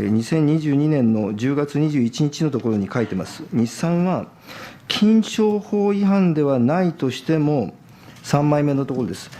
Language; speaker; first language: Japanese; native; Japanese